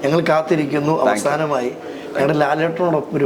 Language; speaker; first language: Malayalam; native; Malayalam